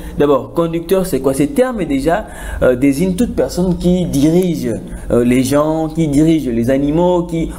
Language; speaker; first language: French; non-native, local second language; Lingala